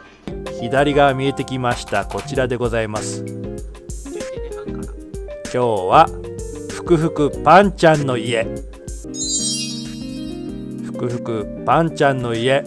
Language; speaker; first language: Japanese; native; Japanese